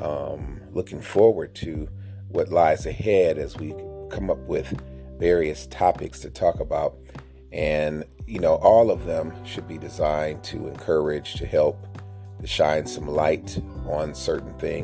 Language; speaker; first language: English; native; English